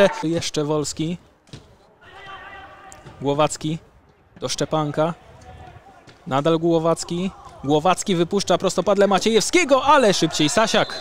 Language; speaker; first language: Polish; native; Polish